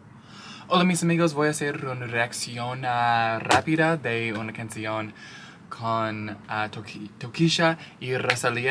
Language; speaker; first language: Spanish; non-native, learner; English